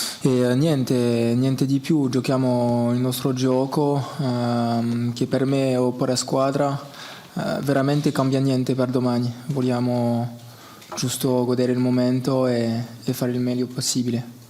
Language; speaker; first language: Italian; early bilingual, heritage; French